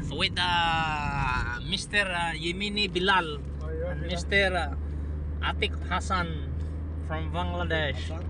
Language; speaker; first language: English; non-native, learner; Filipino